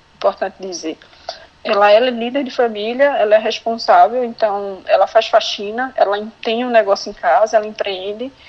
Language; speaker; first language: Portuguese; native; Portuguese